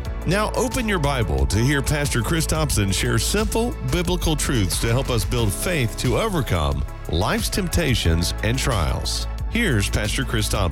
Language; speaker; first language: English; native; English